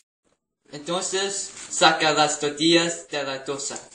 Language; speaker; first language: Spanish; non-native, learner; English